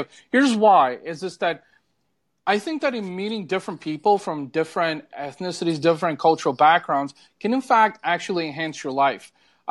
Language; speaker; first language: English; early bilingual, other home language; Bulgarian